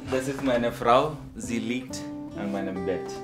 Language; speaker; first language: German; non-native, fluent; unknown